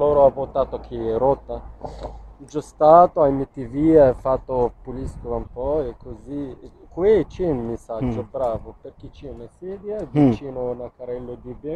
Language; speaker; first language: Italian; non-native, learner; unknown